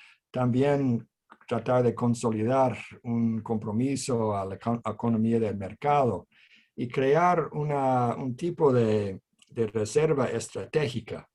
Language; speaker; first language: Spanish; non-native, fluent; English